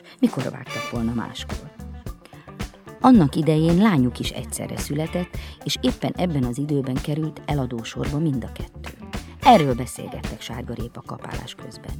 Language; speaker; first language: Hungarian; native; Hungarian